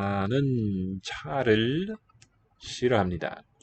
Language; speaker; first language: Korean; non-native, learner; English